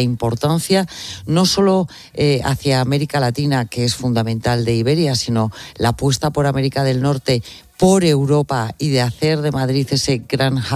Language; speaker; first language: Spanish; native; Spanish